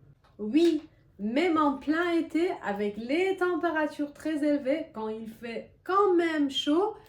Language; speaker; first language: French; non-native, fluent; Persian